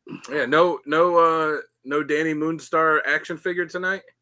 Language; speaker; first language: English; native; English